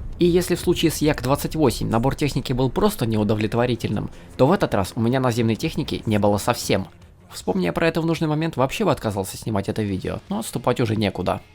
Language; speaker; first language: Russian; native; Russian